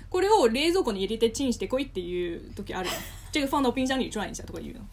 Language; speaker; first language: Japanese; non-native, fluent; Chinese